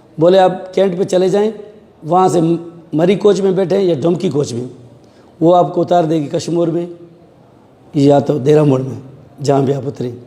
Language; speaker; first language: Urdu; non-native, local second language; Sindhi